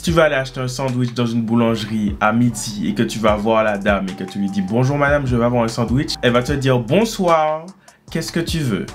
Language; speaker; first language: French; native; French